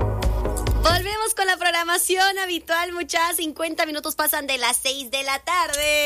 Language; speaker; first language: Spanish; native; Spanish